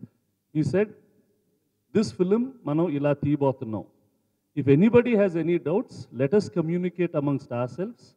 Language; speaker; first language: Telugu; native; Telugu